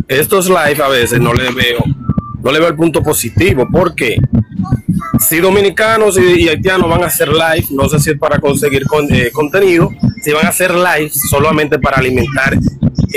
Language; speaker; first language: Spanish; native; Spanish